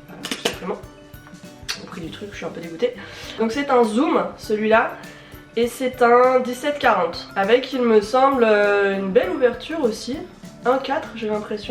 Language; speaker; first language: French; native; French